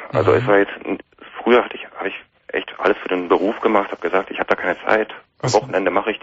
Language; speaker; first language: German; native; German